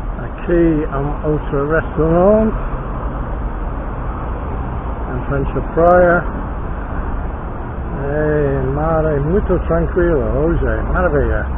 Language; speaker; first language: Portuguese; non-native, learner; English